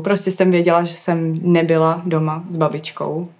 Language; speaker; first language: Czech; early bilingual, other home language; English